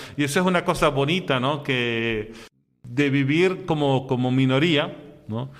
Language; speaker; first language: Spanish; native; Spanish